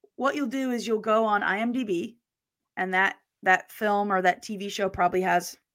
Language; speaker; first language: English; native; English